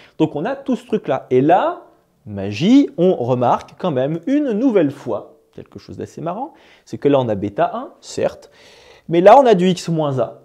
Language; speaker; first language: French; native; French